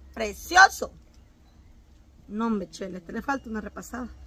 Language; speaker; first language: Spanish; native; Spanish